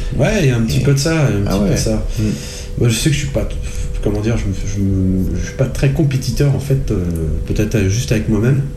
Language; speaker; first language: French; native; French